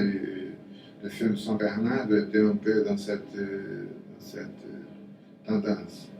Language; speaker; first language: French; non-native, fluent; Portuguese